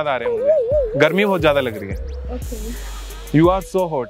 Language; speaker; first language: Hindi; native; Hindi